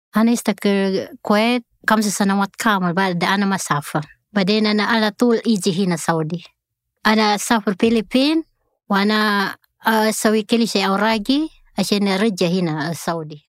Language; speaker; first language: Arabic; non-native, learner; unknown